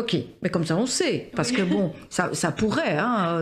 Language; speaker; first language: French; native; French